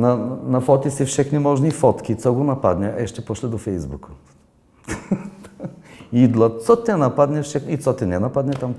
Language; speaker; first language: Czech; non-native, fluent; Bulgarian